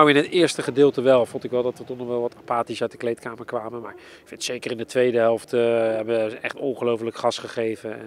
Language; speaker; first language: Dutch; native; Dutch